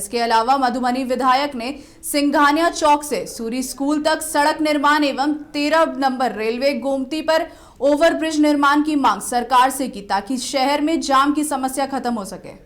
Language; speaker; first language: Hindi; native; Hindi